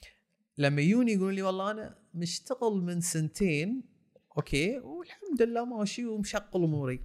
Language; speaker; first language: Arabic; native; Arabic